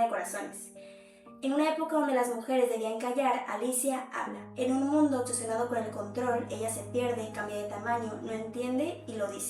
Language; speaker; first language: Spanish; native; Spanish